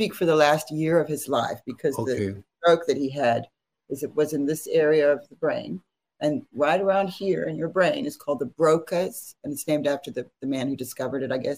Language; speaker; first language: English; native; English